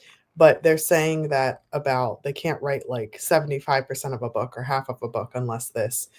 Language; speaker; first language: English; native; English